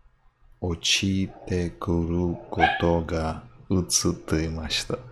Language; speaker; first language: Japanese; non-native, learner; English